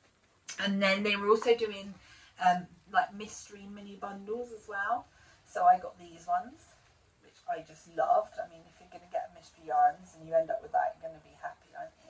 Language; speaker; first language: English; native; English